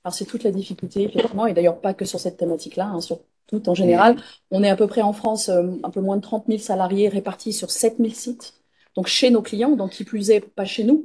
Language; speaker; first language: French; native; French